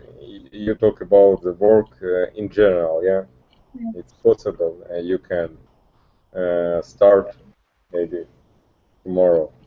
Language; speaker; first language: English; non-native, learner; Russian